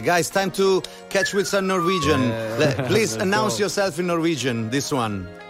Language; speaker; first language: English; non-native, fluent; Italian